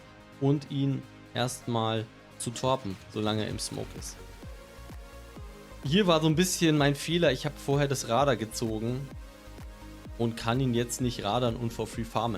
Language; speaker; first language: German; native; German